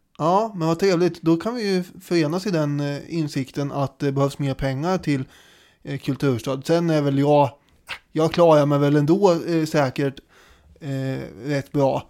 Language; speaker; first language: Swedish; native; Swedish